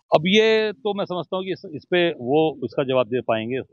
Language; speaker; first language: Hindi; native; Hindi